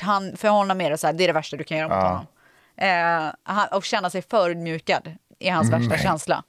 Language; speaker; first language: Swedish; native; Swedish